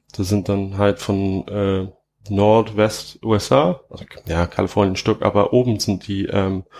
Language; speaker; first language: German; non-native, fluent; English